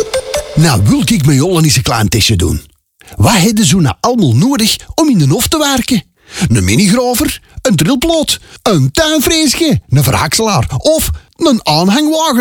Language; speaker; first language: Dutch; native; Dutch